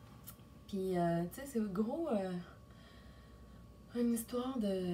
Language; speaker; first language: French; native; French